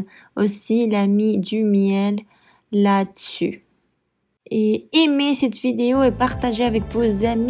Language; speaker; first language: French; non-native, fluent; Spanish